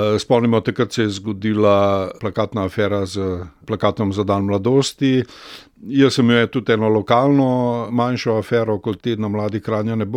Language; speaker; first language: Slovenian; native; Slovenian